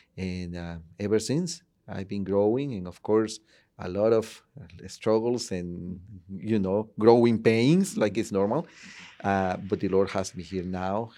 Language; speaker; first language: English; non-native, fluent; Spanish